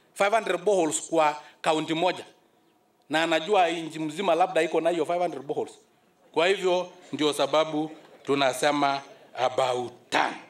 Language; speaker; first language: Swahili; non-native, local second language; Masai